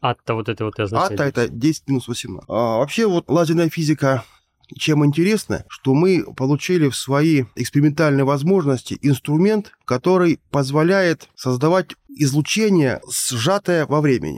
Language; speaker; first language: Russian; native; Russian